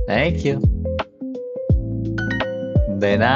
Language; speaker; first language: Spanish; non-native, learner; English